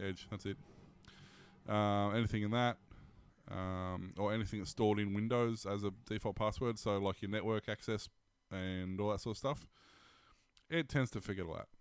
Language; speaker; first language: English; native; English